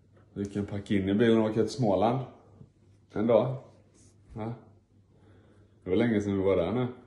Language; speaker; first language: Swedish; native; Swedish